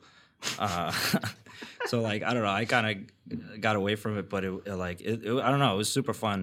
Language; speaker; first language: English; native; English